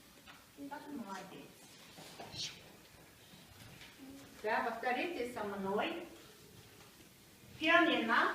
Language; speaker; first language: Russian; non-native, fluent; Mongolian